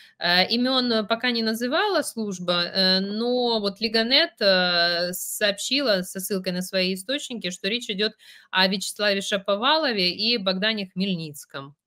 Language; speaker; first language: Russian; native; Russian